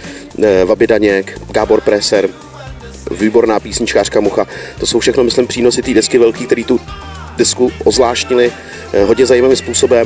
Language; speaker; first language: Czech; native; Czech